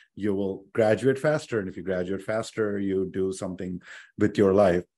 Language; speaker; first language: English; non-native, local second language; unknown